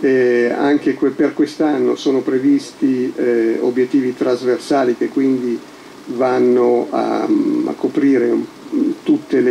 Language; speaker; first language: Italian; native; Italian